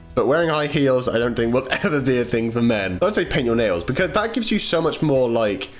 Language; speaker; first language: English; native; English